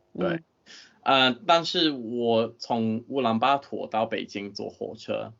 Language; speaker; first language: Chinese; non-native, fluent; English